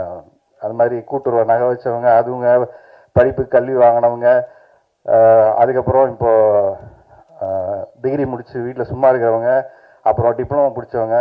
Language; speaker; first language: Tamil; native; Tamil